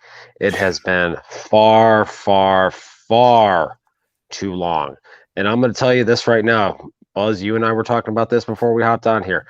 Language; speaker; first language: English; native; English